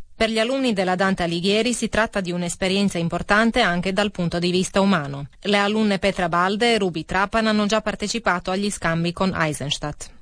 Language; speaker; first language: Italian; native; Italian